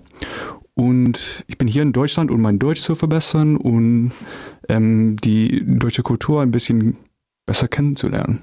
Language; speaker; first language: German; non-native, fluent; English